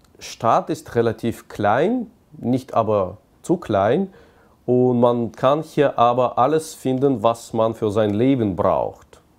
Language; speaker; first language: German; non-native, fluent; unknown